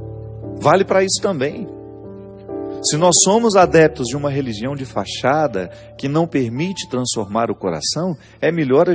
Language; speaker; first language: Portuguese; native; Portuguese